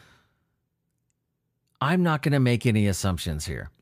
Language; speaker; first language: English; native; English